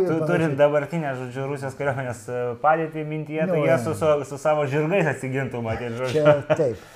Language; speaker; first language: Lithuanian; native; Lithuanian